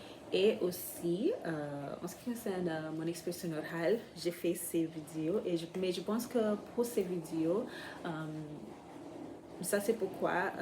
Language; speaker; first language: French; non-native, fluent; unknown